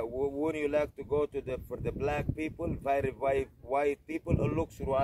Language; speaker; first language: English; non-native, learner; Arabic